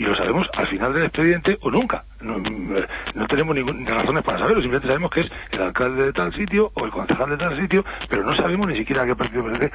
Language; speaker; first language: Spanish; native; Spanish